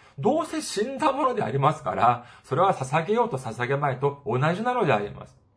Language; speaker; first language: Japanese; non-native, fluent; Korean